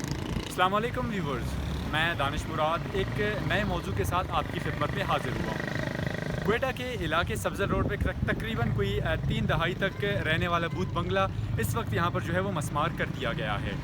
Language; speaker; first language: Urdu; native; Urdu